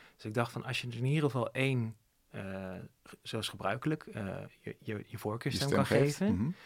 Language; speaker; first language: Dutch; native; Dutch